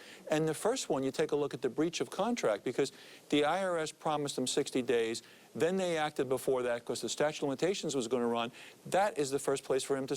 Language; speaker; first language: English; native; English